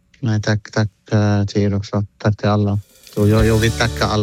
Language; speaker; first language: Swedish; non-native, learner; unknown